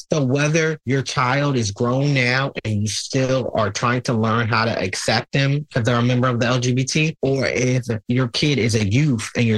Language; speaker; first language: English; native; English